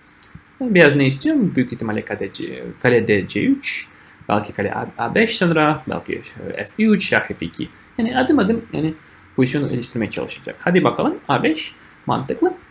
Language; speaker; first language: Turkish; non-native, fluent; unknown